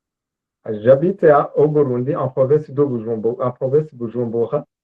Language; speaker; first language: French; non-native, local second language; Rundi